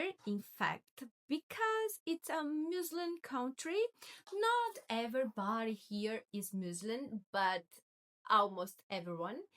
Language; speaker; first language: English; non-native, learner; Portuguese